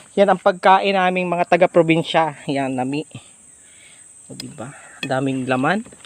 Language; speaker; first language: Filipino; native; Filipino